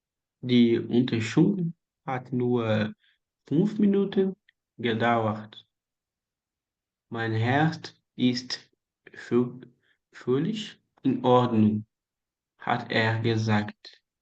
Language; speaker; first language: German; non-native, learner; Portuguese